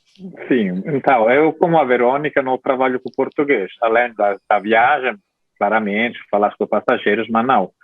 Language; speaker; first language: Portuguese; non-native, fluent; Italian